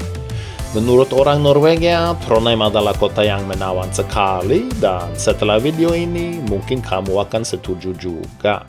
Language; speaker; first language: Indonesian; non-native, fluent; Norwegian